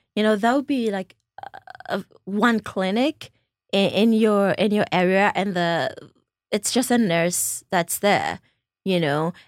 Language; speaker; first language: English; non-native, local second language; Ewe